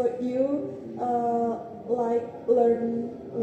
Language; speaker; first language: English; non-native, learner; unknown